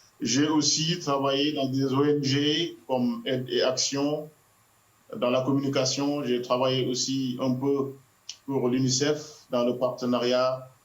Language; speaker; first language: French; non-native, local second language; Wolof